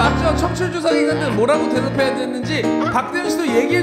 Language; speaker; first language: Korean; native; Korean